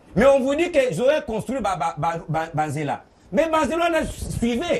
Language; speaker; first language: French; non-native, local second language; Luba-Lulua